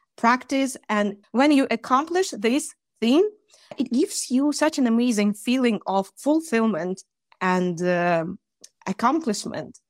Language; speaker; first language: English; non-native, fluent; Russian